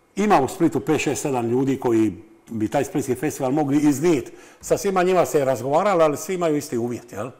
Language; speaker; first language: Croatian; native; Croatian